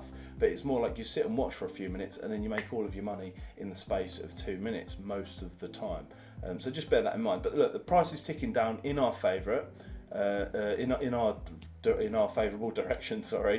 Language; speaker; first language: English; native; English